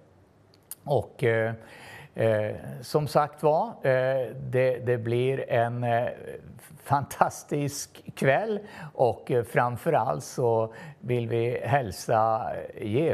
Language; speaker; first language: Swedish; native; Swedish